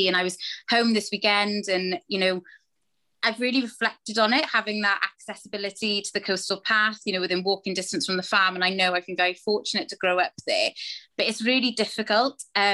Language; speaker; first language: English; native; English